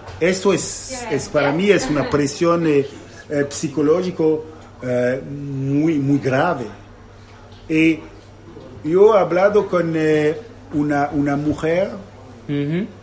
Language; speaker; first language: Spanish; non-native, learner; Italian